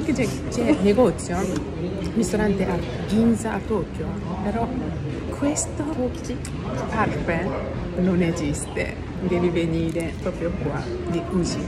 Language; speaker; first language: Italian; non-native, learner; Japanese